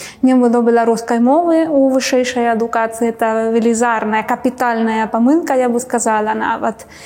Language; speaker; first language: Belarusian; non-native, fluent; Spanish